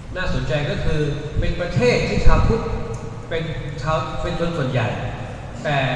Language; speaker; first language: Thai; non-native, local second language; Malay